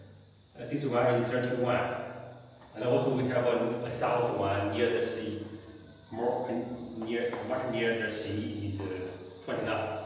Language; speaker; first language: English; non-native, learner; Chinese